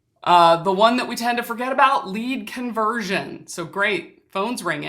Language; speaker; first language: English; native; English